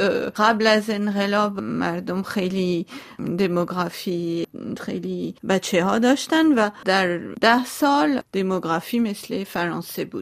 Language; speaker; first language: Persian; non-native, local second language; Armenian